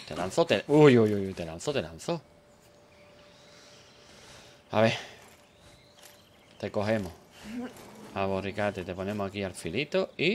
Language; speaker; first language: Spanish; native; Spanish